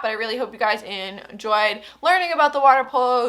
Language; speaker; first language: English; native; English